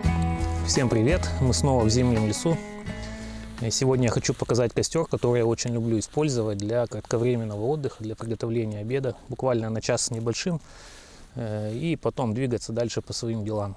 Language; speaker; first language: Russian; native; Russian